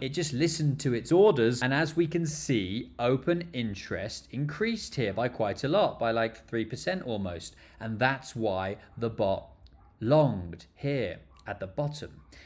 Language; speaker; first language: English; native; English